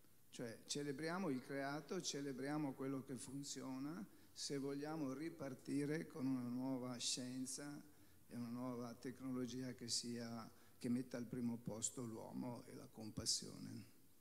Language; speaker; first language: Italian; native; Italian